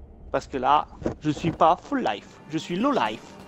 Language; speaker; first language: French; native; French